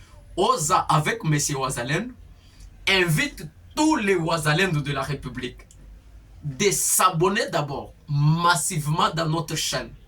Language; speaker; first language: French; non-native, local second language; Lingala